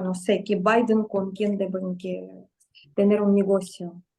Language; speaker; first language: Spanish; non-native, fluent; Russian